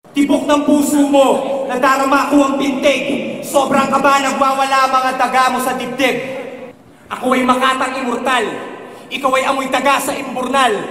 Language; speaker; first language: Filipino; native; Filipino